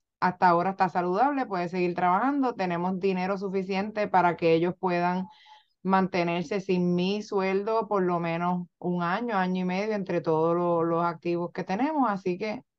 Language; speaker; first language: Spanish; native; Spanish